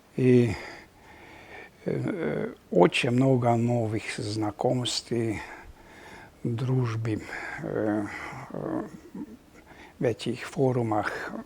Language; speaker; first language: Russian; non-native, fluent; Hungarian